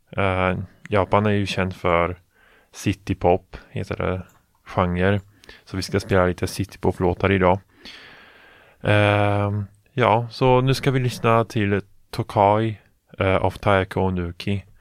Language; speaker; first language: Swedish; non-native, fluent; Polish